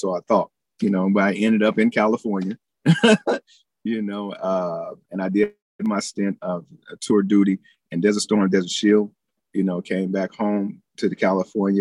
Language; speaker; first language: English; native; English